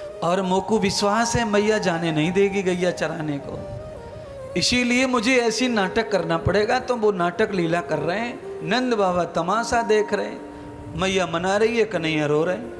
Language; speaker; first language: Hindi; native; Hindi